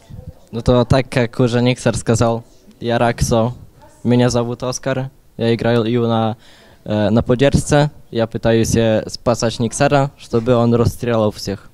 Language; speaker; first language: Russian; non-native, learner; Polish